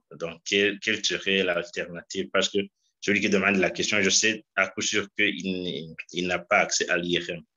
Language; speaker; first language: French; non-native, local second language; Rundi